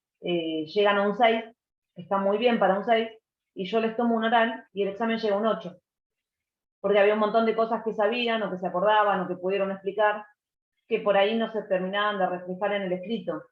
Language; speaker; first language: Spanish; native; Spanish